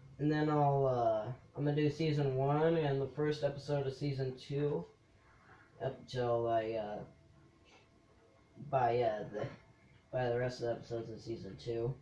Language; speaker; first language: English; native; English